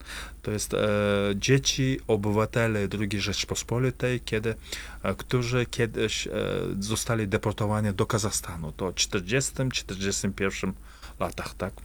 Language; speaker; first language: Polish; non-native, fluent; Russian